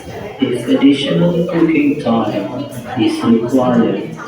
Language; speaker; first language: English; non-native, learner; Indonesian